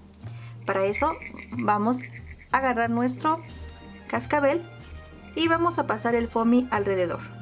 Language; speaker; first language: Spanish; native; Spanish